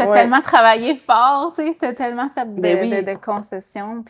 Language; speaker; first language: French; native; French